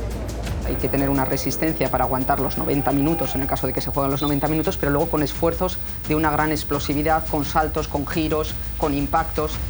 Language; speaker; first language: Spanish; native; Spanish